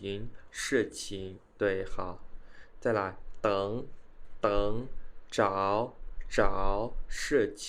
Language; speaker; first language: Chinese; non-native, fluent; Khmer